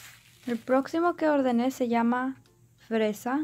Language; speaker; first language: Spanish; early bilingual, heritage; Spanish